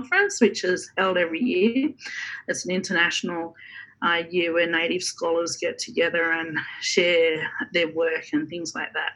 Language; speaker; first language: English; native; English